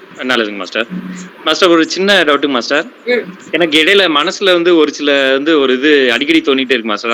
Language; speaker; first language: Tamil; native; Tamil